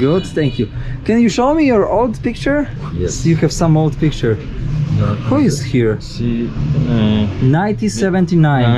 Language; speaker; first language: English; non-native, learner; Polish